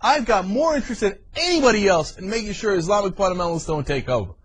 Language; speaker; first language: English; native; English